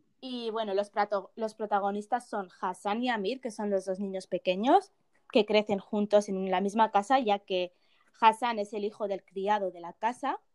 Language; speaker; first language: Spanish; early bilingual, other home language; Arabic